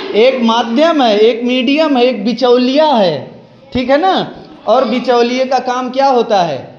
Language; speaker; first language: Hindi; native; Hindi